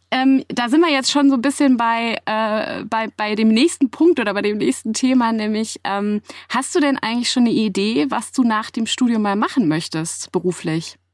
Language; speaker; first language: German; native; German